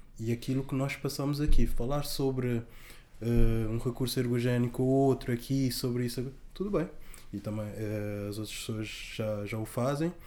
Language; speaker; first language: Portuguese; non-native, local second language; Kabuverdianu